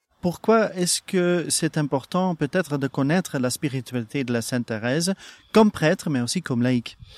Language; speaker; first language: French; non-native, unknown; Dutch